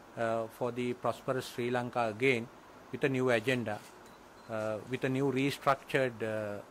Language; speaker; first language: English; non-native, local second language; Sinhala